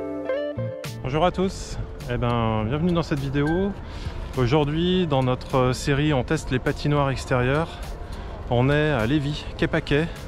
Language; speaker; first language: French; native; French